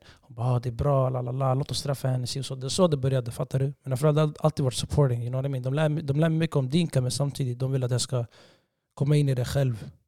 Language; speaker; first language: Swedish; early bilingual, other home language; Somali